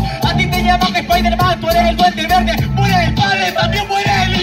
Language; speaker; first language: Spanish; native; Spanish